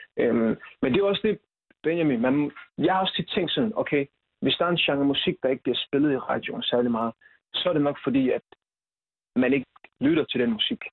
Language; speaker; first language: Danish; early bilingual, other home language; Swahili